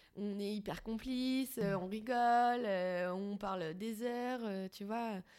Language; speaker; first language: French; native; French